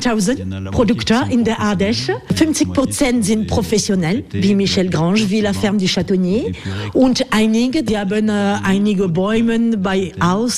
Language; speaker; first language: German; non-native, learner; French